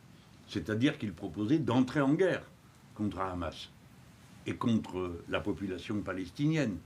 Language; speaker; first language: French; native; French